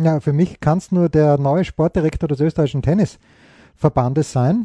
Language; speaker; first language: German; native; German